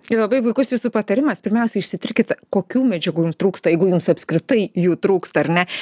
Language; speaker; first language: Lithuanian; native; Lithuanian